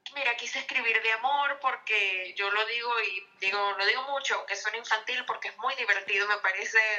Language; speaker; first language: Spanish; native; Spanish